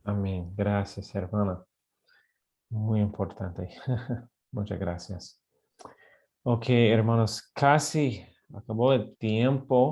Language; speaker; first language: Spanish; non-native, fluent; English